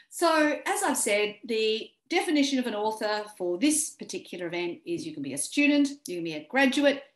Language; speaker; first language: English; native; English